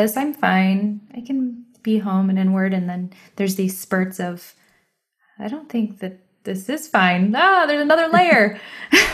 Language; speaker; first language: English; native; English